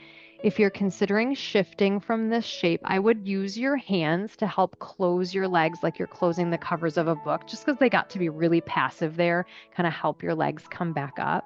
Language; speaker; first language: English; native; English